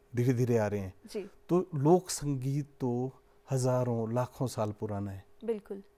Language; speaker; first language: Hindi; native; Hindi